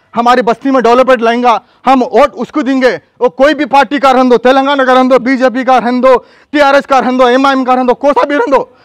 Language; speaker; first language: Hindi; native; Hindi